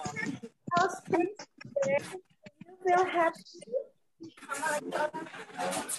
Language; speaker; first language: English; non-native, learner; Indonesian